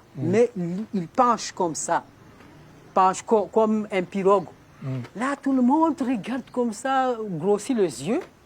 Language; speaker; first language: French; non-native, learner; Comorian